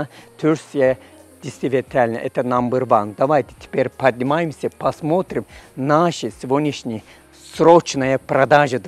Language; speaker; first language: Russian; non-native, learner; Turkish